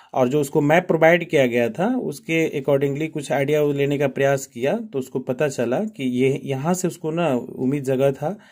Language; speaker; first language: Hindi; native; Hindi